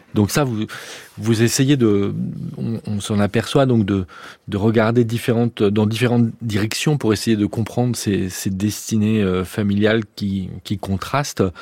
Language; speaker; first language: French; native; French